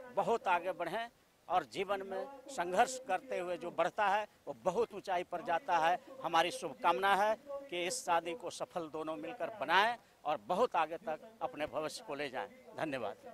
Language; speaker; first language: Hindi; native; Hindi